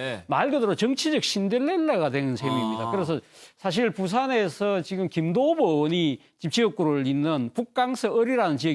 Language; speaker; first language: Korean; native; Korean